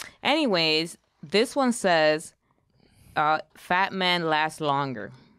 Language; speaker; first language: English; early bilingual, other home language; Spanish